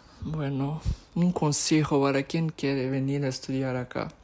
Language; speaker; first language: Spanish; non-native, fluent; Portuguese